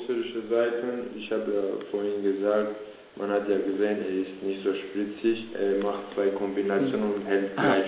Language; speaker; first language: German; early bilingual, other home language; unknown